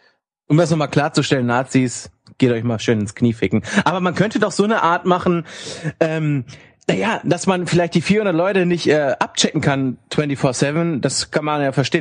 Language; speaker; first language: German; native; German